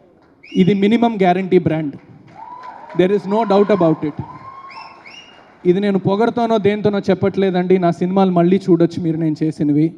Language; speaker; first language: Telugu; native; Telugu